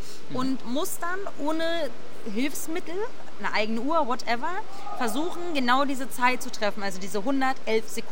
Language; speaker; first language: German; native; German